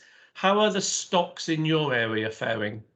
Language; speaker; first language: English; native; English